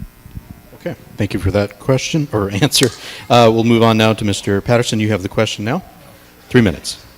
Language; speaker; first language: English; native; English